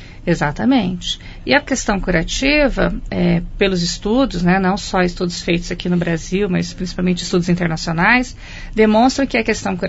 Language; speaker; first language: Portuguese; native; Portuguese